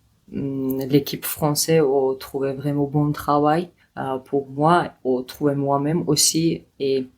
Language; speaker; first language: French; non-native, learner; Georgian